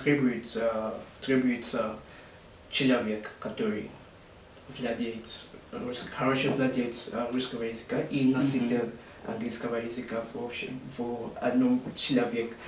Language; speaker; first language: Russian; non-native, learner; English